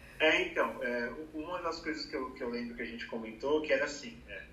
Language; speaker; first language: Portuguese; native; Portuguese